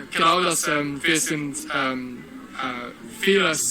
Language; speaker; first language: German; non-native, learner; English